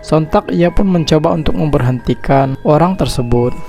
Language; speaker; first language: Indonesian; native; Indonesian